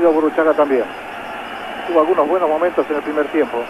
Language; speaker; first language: Spanish; native; Spanish